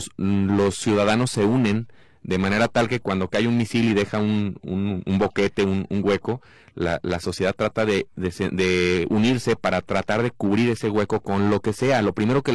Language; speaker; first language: Spanish; native; Spanish